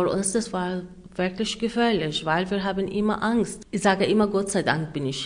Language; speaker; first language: German; non-native, learner; Arabic